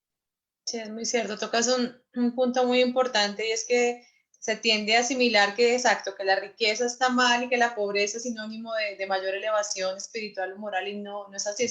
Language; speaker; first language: Spanish; native; Spanish